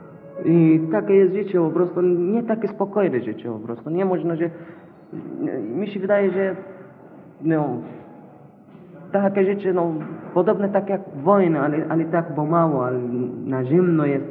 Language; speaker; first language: Polish; non-native, learner; Arabic